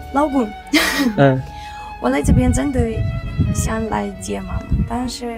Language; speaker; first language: Chinese; non-native, learner; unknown